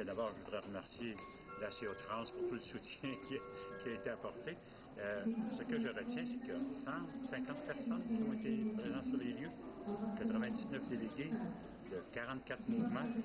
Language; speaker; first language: French; native; French